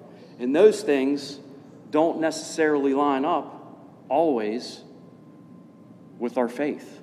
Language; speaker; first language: English; native; English